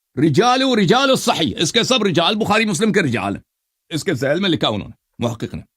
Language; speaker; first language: Urdu; non-native, fluent; Persian